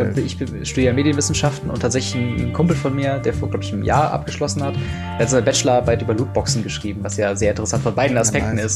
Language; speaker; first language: German; native; German